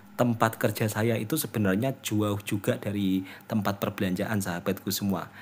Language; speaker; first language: Indonesian; native; Indonesian